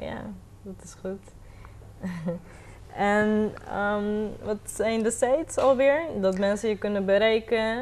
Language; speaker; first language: Dutch; non-native, local second language; Papiamento